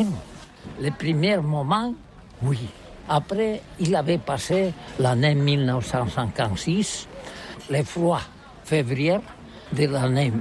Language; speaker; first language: French; non-native, learner; Catalan